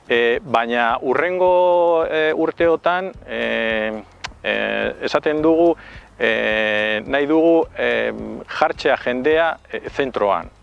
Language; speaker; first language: Basque; non-native, local second language; Spanish